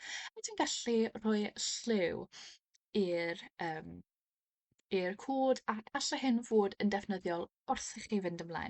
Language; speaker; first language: Welsh; non-native, fluent; English